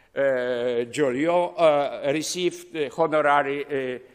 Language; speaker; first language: English; non-native, fluent; Polish